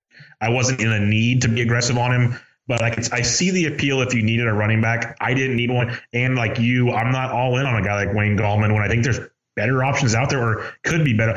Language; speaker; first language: English; native; English